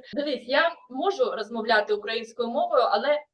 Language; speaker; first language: Russian; native; Russian